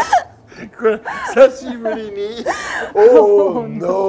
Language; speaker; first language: Japanese; native; Japanese